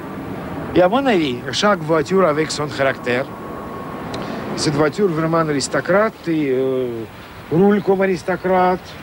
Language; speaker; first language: French; non-native, learner; Russian